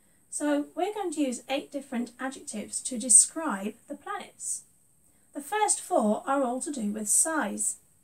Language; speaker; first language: English; native; English